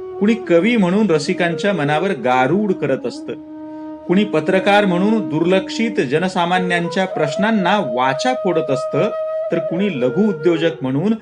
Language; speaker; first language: Marathi; native; Marathi